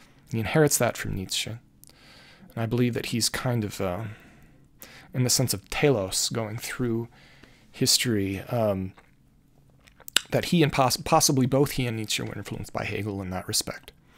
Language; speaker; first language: English; native; English